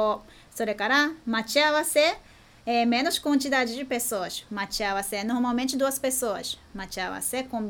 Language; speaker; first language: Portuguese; non-native, fluent; Japanese